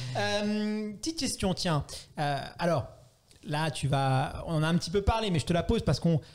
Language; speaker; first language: French; native; French